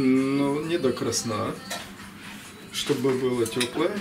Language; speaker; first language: Russian; native; Russian